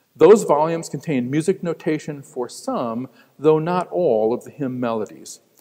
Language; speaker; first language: English; native; English